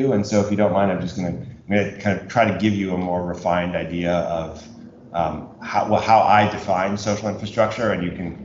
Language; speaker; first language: English; native; English